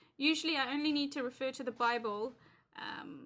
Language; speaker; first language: English; native; English